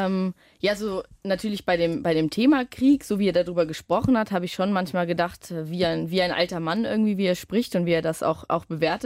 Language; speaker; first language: German; native; German